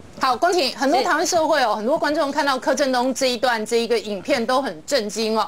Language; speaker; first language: Chinese; native; Chinese